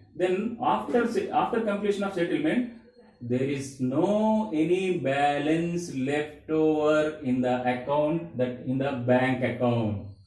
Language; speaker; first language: English; non-native, local second language; Telugu